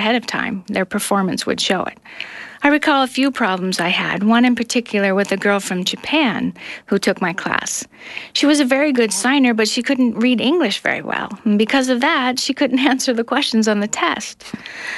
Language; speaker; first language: English; non-native, local second language; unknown